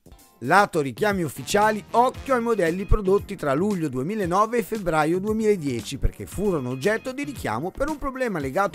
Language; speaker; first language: Italian; native; Italian